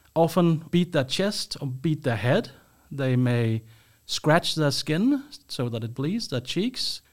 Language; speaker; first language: English; non-native, fluent; Danish